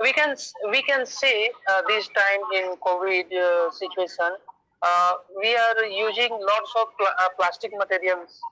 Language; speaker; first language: English; non-native, learner; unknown